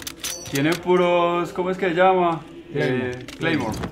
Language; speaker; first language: Spanish; native; Spanish